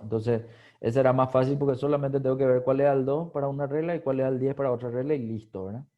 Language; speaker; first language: Spanish; native; Spanish